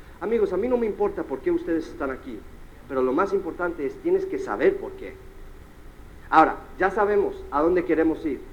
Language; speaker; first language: Spanish; early bilingual, heritage; Spanish